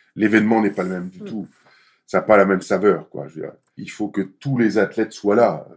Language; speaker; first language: French; native; French